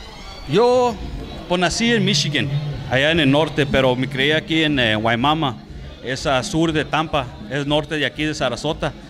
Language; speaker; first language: Spanish; early bilingual, other home language; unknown